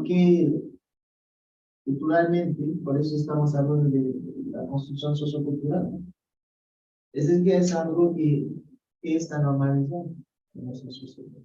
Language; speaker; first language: Spanish; non-native, fluent; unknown